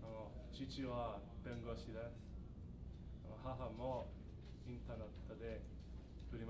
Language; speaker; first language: Japanese; non-native, learner; English